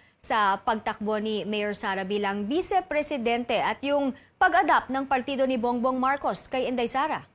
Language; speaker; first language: Filipino; native; Filipino